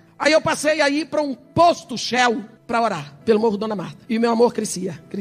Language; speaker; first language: Portuguese; early bilingual, other home language; English